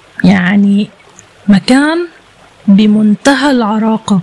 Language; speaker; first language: Arabic; native; Arabic